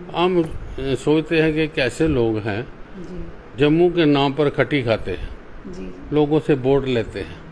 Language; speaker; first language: Hindi; native; Hindi